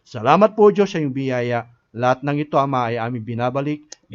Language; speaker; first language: Filipino; native; Filipino